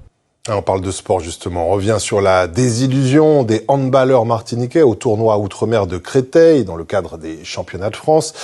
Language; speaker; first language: French; native; French